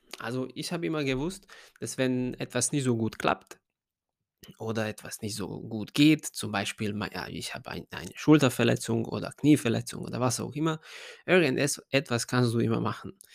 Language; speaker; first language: German; non-native, fluent; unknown